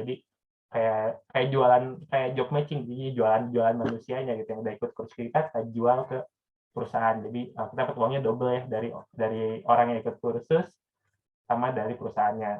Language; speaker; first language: Indonesian; native; Indonesian